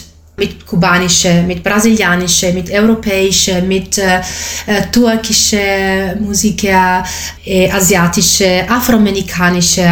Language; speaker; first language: German; non-native, learner; Italian